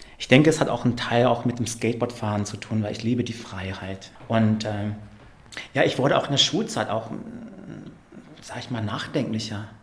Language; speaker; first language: German; early bilingual, other home language; Vietnamese